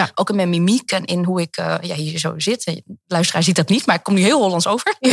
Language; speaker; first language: Dutch; early bilingual, other home language; Vietnamese